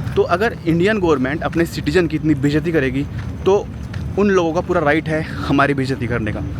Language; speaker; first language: Hindi; native; Hindi